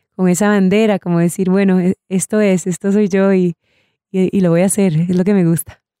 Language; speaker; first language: Spanish; native; Spanish